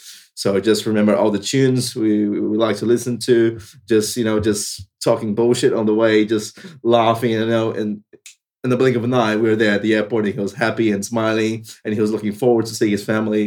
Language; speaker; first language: English; non-native, fluent; Portuguese